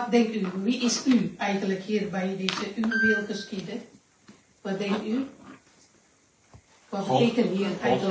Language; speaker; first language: Dutch; non-native, learner; Indonesian